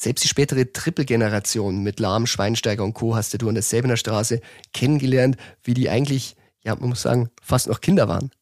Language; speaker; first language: German; native; German